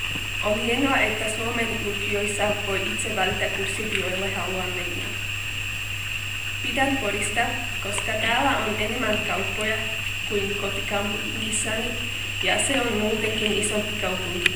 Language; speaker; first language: Finnish; non-native, fluent; Slovak